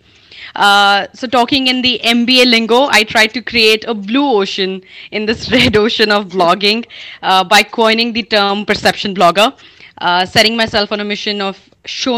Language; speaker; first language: English; non-native, local second language; Hindi